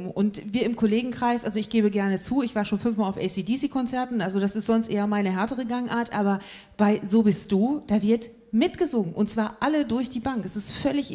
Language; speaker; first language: German; native; German